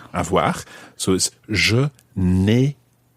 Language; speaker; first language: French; non-native, fluent; English